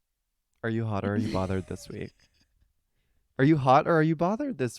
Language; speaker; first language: English; native; English